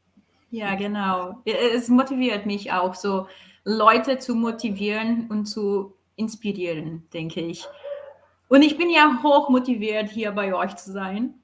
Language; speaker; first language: German; non-native, fluent; Portuguese